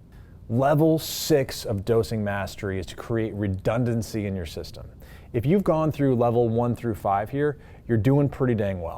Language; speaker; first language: English; native; English